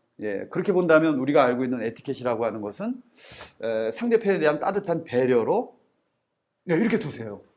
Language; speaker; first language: Korean; native; Korean